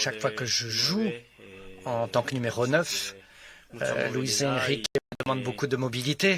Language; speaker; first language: French; non-native, fluent; Spanish